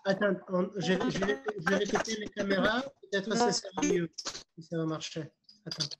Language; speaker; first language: French; non-native, fluent; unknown